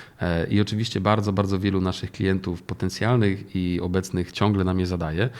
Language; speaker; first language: Polish; native; Polish